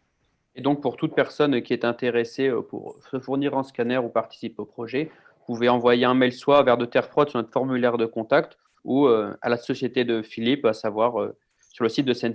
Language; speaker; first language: French; native; French